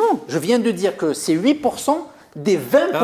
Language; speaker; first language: French; non-native, local second language; Arabic